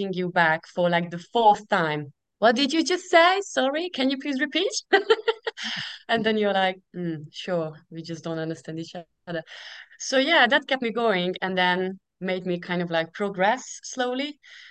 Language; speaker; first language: English; non-native, fluent; Hungarian